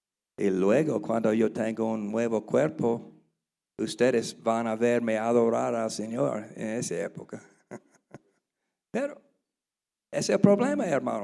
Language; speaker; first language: Spanish; non-native, learner; English